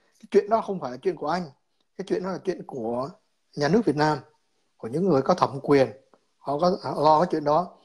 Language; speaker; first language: Vietnamese; native; Vietnamese